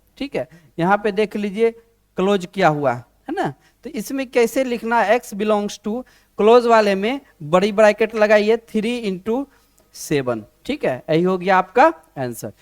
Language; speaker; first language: Hindi; native; Hindi